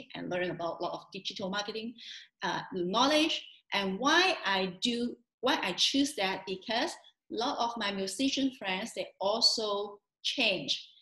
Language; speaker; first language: English; non-native, local second language; Cantonese